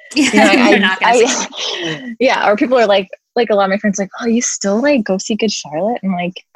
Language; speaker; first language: English; native; English